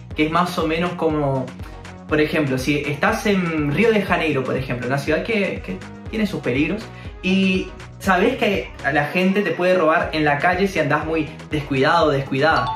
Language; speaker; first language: Spanish; native; Spanish